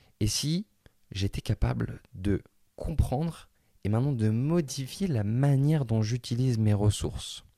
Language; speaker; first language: French; native; French